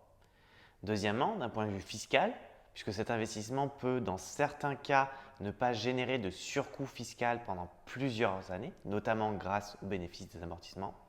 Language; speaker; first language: French; native; French